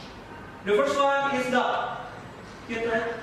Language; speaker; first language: English; non-native, learner; Indonesian